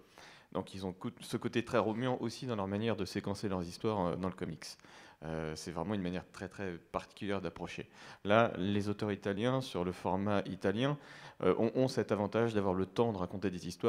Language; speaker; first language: French; native; French